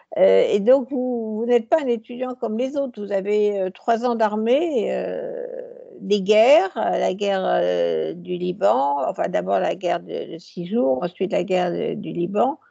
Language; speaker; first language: French; native; French